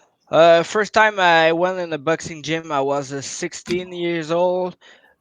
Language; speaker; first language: English; non-native, local second language; French